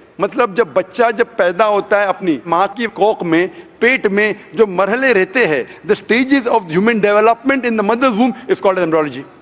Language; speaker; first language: Hindi; non-native, local second language; Konkani